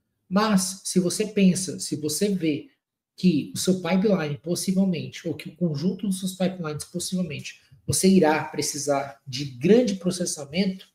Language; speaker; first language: Portuguese; native; Portuguese